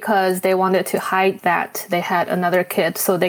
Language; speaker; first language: English; non-native, fluent; Chinese